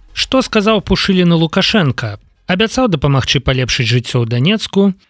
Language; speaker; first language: Belarusian; native; Belarusian